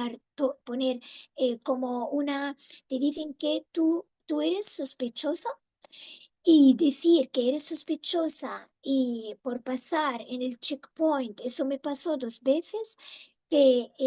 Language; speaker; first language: Spanish; non-native, fluent; Arabic